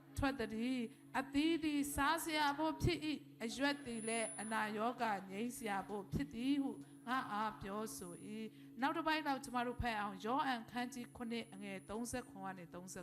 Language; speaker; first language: Burmese; non-native, local second language; Tedim Chin